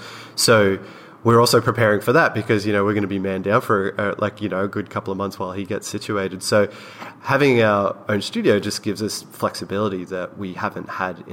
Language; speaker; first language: English; native; English